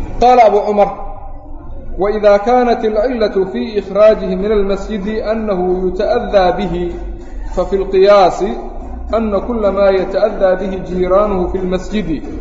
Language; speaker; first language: Arabic; non-native, local second language; Somali